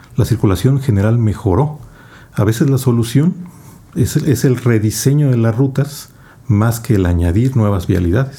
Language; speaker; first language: Spanish; native; Spanish